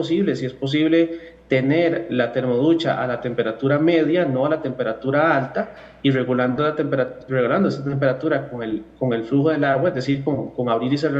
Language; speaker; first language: Spanish; native; Spanish